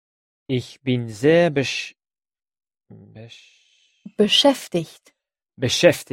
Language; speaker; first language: German; non-native, learner; French